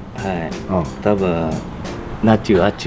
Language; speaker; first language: Japanese; non-native, learner; Vietnamese